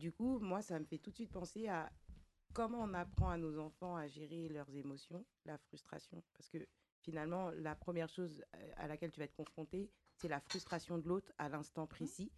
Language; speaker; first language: French; native; French